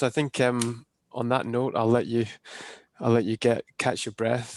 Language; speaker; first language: English; native; English